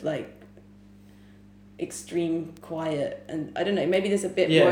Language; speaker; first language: English; native; English